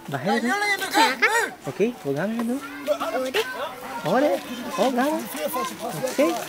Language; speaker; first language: Danish; non-native, learner; Romanian